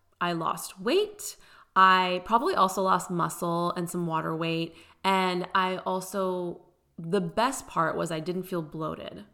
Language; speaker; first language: English; early bilingual, other home language; Persian